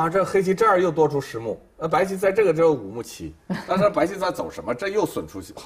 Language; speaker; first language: Chinese; native; Chinese